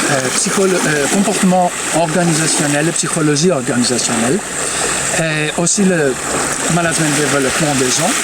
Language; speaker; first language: French; non-native, fluent; Greek